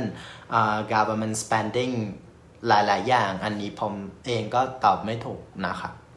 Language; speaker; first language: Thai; non-native, fluent; Vietnamese